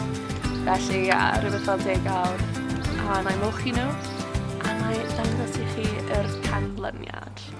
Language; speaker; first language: Welsh; non-native, local second language; English